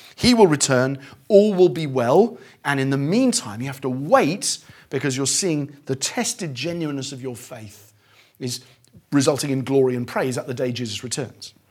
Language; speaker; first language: English; native; English